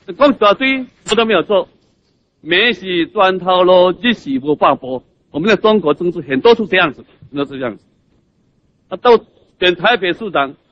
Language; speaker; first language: Chinese; native; Chinese